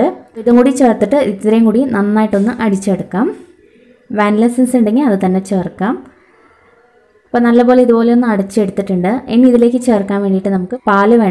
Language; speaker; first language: Malayalam; native; Malayalam